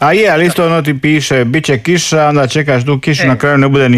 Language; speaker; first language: Serbian; native; Serbian